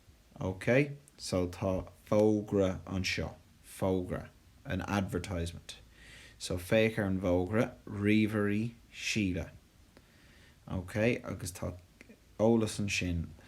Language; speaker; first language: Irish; non-native, local second language; English